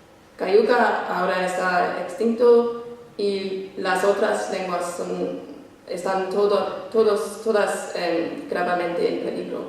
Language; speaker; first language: Spanish; non-native, fluent; English